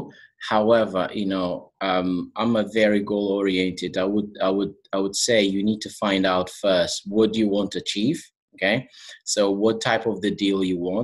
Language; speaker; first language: English; non-native, fluent; Portuguese